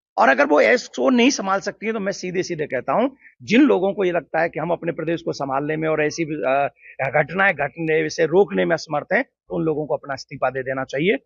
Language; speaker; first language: Hindi; native; Hindi